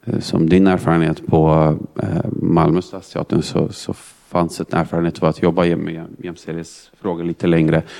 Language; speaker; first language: Swedish; non-native, fluent; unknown